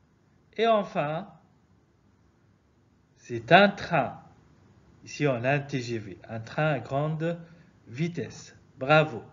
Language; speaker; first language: French; non-native, fluent; Arabic